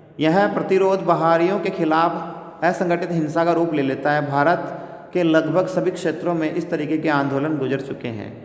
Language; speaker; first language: Hindi; native; Hindi